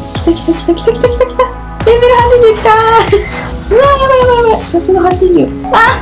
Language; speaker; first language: Japanese; native; Japanese